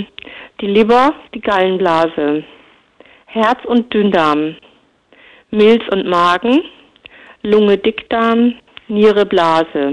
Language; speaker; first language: German; native; German